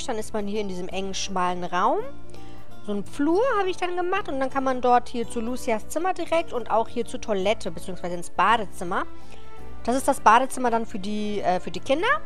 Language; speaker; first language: German; native; German